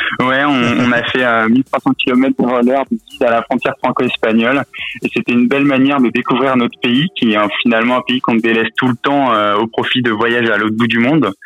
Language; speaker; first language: French; native; French